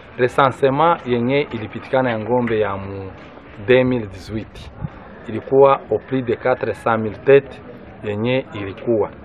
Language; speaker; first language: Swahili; non-native, local second language; Kinyarwanda